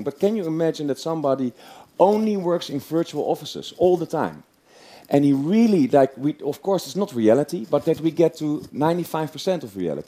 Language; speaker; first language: English; non-native, fluent; Dutch